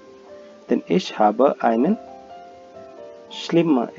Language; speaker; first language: German; non-native, fluent; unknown